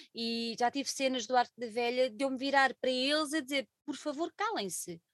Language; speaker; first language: Portuguese; native; Portuguese